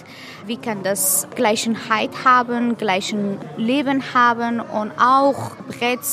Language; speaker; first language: German; non-native, learner; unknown